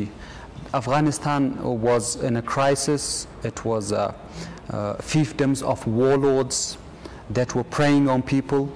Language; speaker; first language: English; non-native, fluent; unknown